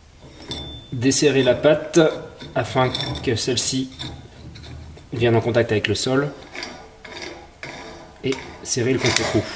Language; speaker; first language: French; native; French